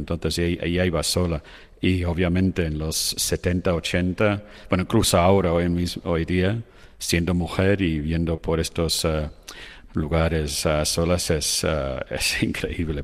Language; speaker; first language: Spanish; non-native, fluent; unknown